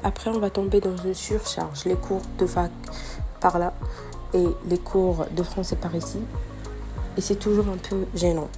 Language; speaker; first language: French; non-native, local second language; Arabic